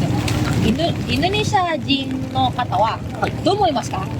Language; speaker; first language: Japanese; non-native, learner; Indonesian